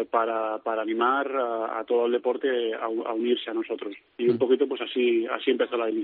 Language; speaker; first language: Spanish; native; Spanish